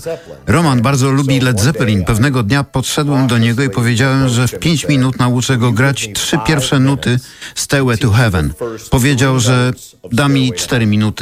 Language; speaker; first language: Polish; native; Polish